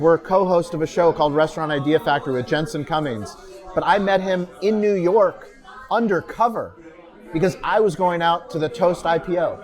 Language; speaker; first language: English; native; English